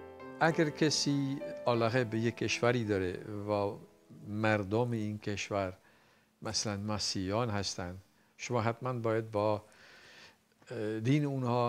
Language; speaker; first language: Persian; non-native, fluent; Dutch